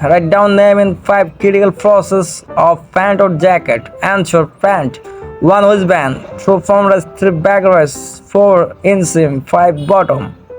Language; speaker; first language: English; non-native, local second language; Bangla